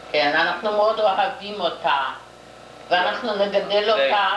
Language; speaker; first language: Hebrew; non-native, fluent; Yiddish